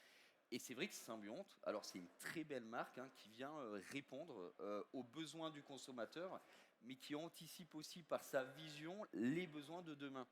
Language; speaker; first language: French; native; French